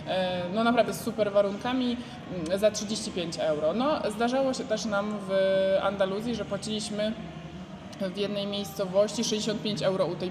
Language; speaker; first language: Polish; native; Polish